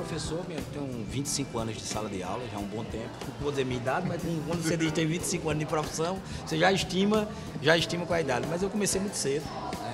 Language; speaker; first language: Portuguese; native; Portuguese